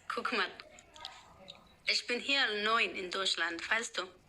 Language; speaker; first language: German; non-native, learner; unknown